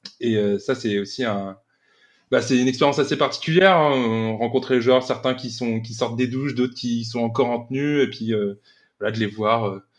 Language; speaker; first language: French; native; French